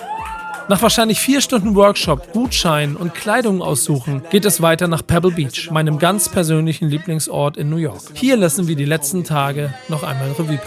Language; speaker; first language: German; native; German